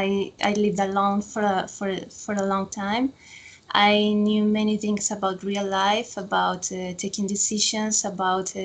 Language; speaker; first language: English; non-native, fluent; Spanish